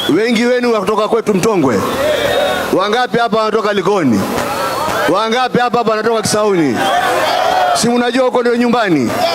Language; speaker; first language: Swahili; native; Swahili